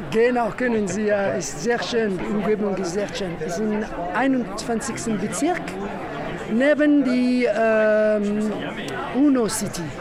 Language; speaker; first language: German; non-native, learner; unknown